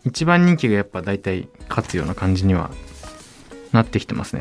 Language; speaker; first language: Japanese; native; Japanese